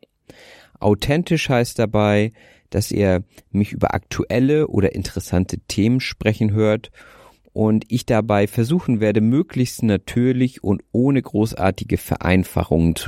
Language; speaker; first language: German; native; German